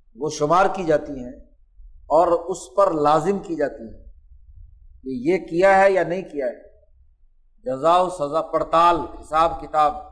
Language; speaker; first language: Urdu; non-native, local second language; Punjabi